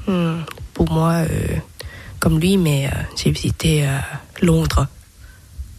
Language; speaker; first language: French; non-native, learner; Thai